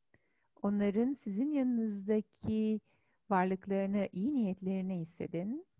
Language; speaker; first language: Turkish; native; Turkish